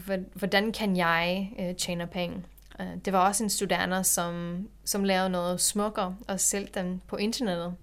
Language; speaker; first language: Danish; non-native, fluent; English